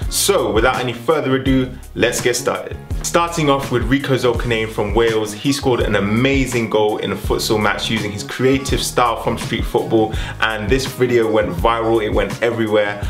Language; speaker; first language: English; native; English